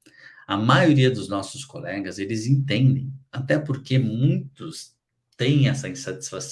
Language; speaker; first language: Portuguese; native; Portuguese